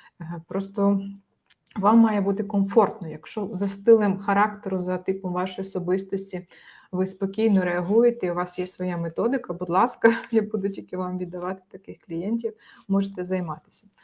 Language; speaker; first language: Ukrainian; native; Ukrainian